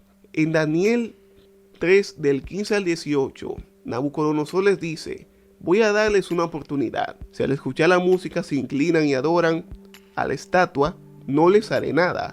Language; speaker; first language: Spanish; native; Spanish